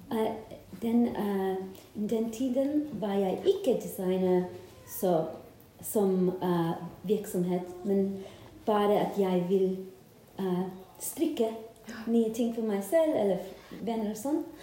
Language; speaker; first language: Norwegian; non-native, fluent; English